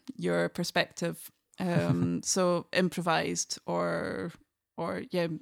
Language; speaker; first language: English; native; English